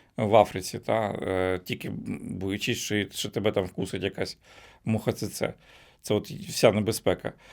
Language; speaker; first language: Ukrainian; native; Ukrainian